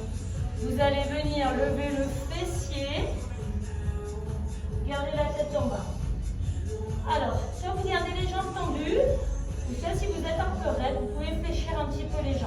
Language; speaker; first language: French; native; French